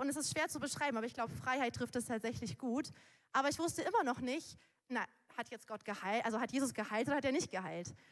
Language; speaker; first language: German; native; German